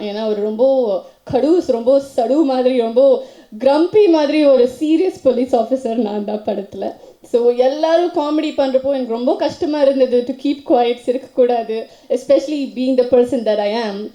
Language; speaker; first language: Tamil; non-native, local second language; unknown